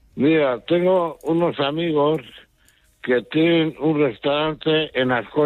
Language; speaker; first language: Spanish; non-native, local second language; Basque